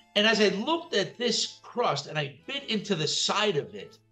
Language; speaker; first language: English; native; English